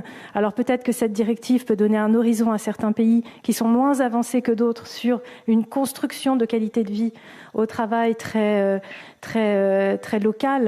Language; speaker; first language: French; native; French